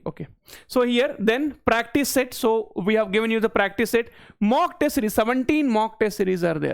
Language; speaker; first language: English; non-native, local second language; Hindi